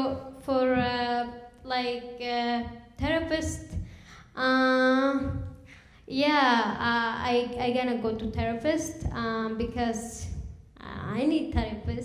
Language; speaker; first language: English; non-native, learner; Kurdish